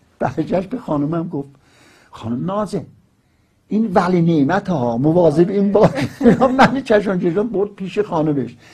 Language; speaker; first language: Persian; non-native, local second language; Azerbaijani